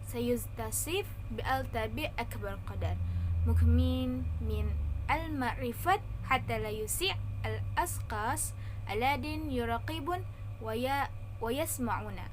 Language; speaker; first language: Arabic; non-native, learner; Indonesian